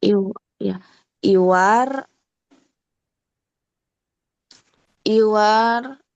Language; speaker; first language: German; non-native, learner; Indonesian